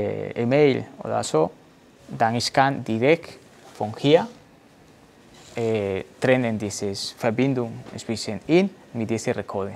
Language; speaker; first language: German; non-native, learner; Spanish